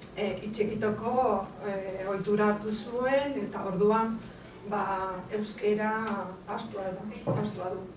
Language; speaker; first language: Basque; non-native, local second language; Spanish